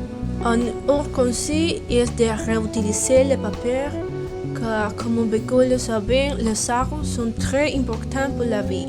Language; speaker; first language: French; non-native, learner; Spanish